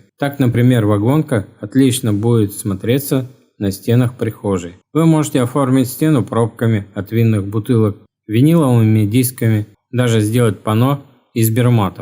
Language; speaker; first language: Russian; native; Russian